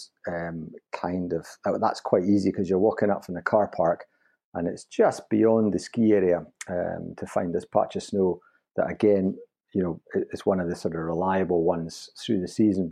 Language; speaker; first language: English; native; English